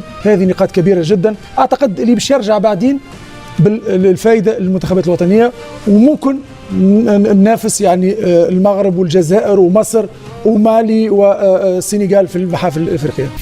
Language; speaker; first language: Arabic; native; Arabic